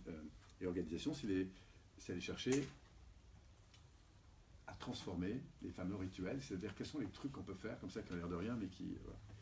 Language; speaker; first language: French; native; French